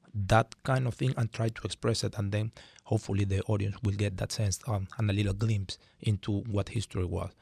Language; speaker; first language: English; non-native, fluent; Spanish